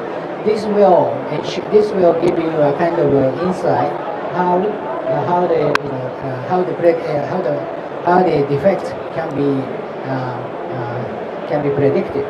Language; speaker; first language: English; non-native, fluent; Japanese